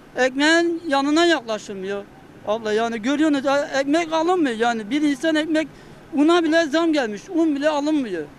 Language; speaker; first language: Turkish; native; Turkish